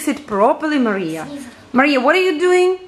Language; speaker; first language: English; non-native, fluent; Russian